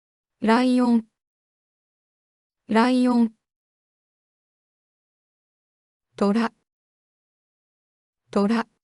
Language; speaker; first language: Japanese; native; Japanese